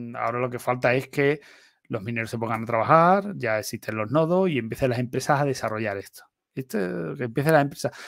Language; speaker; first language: Spanish; native; Spanish